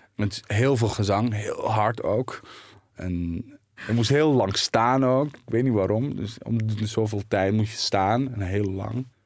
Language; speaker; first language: Dutch; early bilingual, other home language; Arabic